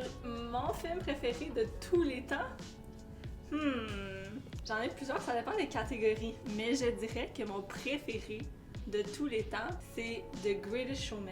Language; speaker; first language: French; native; French